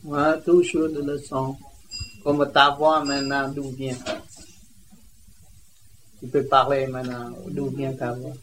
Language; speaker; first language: French; non-native, learner; Vietnamese